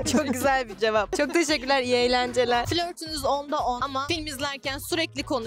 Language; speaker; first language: Turkish; native; Turkish